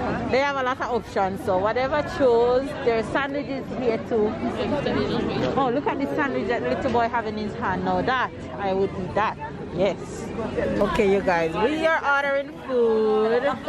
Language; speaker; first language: English; native; English